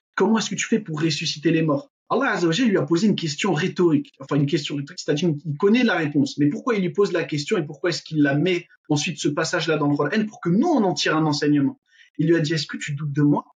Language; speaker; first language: French; non-native, local second language; Arabic